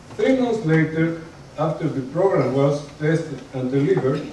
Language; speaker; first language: English; non-native, fluent; Spanish